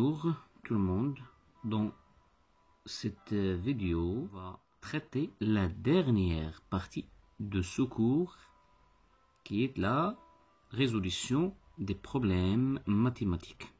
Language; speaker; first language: French; non-native, local second language; Arabic